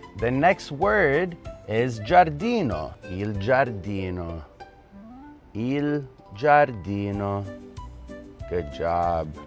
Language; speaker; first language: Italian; early bilingual, heritage; English